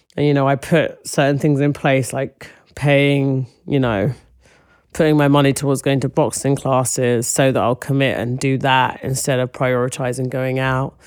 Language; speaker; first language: English; native; English